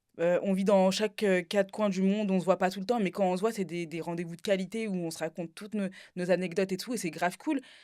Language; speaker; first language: French; native; French